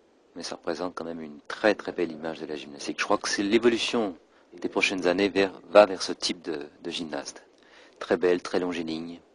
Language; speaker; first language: French; native; French